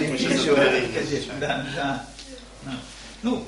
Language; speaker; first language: Russian; non-native, learner; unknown